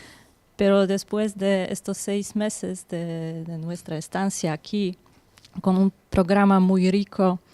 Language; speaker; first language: Spanish; non-native, fluent; Polish